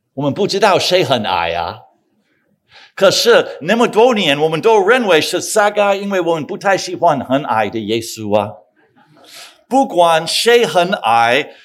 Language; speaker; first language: Chinese; non-native, fluent; English